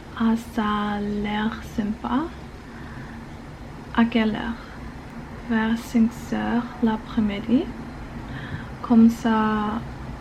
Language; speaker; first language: French; non-native, learner; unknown